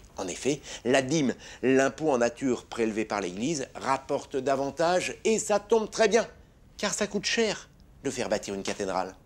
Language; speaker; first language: French; native; French